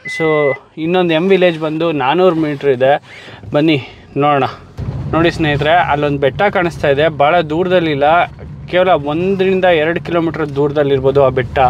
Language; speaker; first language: Kannada; native; Kannada